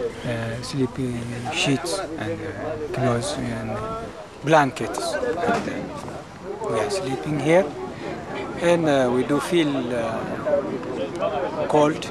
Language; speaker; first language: English; non-native, learner; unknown